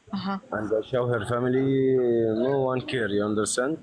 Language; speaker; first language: English; non-native, learner; Arabic